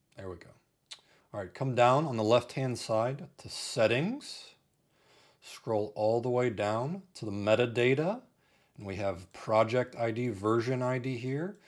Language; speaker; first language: English; native; English